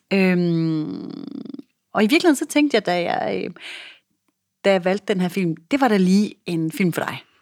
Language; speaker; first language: Danish; native; Danish